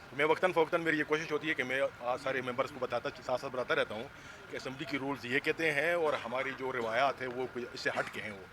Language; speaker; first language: Urdu; non-native, local second language; Pashto